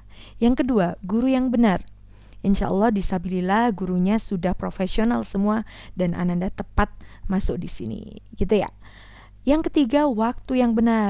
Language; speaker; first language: Indonesian; native; Indonesian